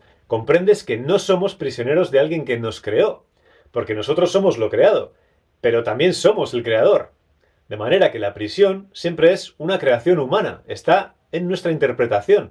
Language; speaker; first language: Spanish; native; Spanish